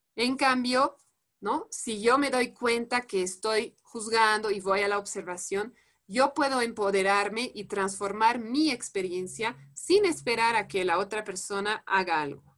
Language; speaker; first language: Spanish; non-native, fluent; French